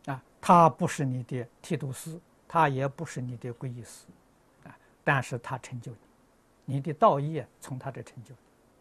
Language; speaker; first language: Chinese; native; Chinese